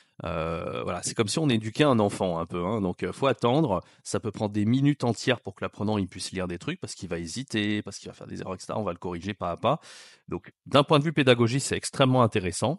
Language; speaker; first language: French; native; French